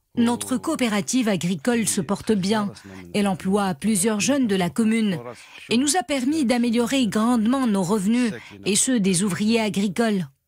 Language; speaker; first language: French; non-native, local second language; Arabic